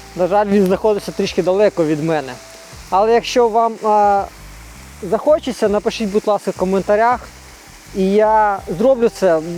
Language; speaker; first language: Ukrainian; non-native, local second language; Russian